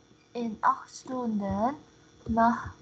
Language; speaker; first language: German; non-native, learner; Indonesian